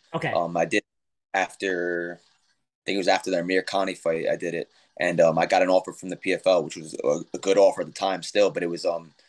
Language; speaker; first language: English; native; English